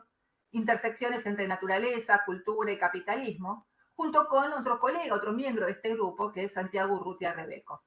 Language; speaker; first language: Spanish; native; Spanish